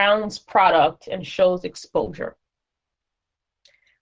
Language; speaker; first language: English; native; English